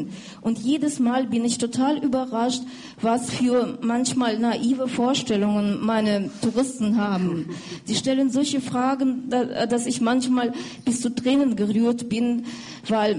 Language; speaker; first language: German; non-native, fluent; Russian